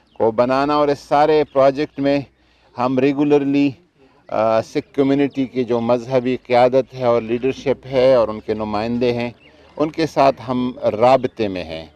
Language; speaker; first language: Urdu; non-native, local second language; Pashto